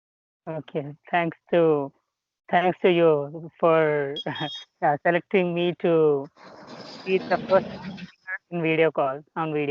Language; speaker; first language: English; non-native, local second language; Telugu